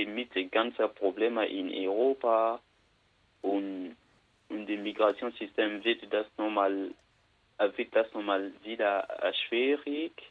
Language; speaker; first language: German; non-native, learner; Bambara